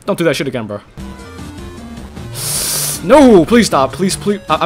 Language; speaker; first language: English; native; English